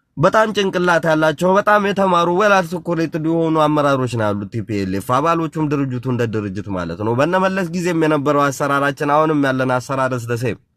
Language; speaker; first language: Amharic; non-native, local second language; Tigrinya